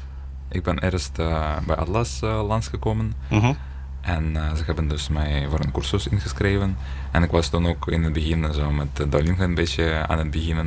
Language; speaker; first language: Dutch; non-native, fluent; Ukrainian